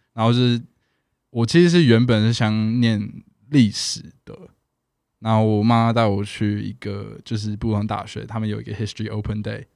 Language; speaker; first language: Chinese; non-native, fluent; English